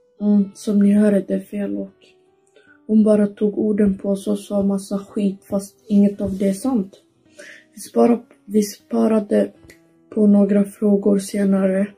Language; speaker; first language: Swedish; early bilingual, other home language; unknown